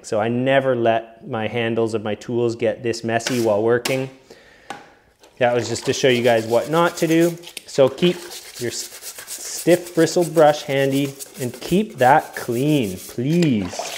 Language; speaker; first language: English; native; English